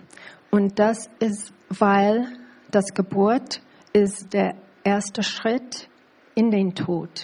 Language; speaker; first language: German; non-native, learner; English